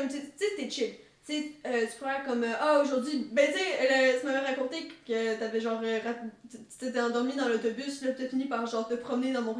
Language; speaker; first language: French; native; French